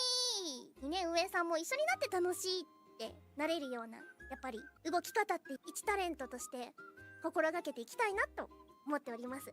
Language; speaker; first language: Japanese; native; Japanese